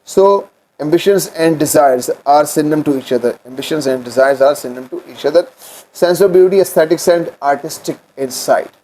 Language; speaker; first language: English; non-native, local second language; Urdu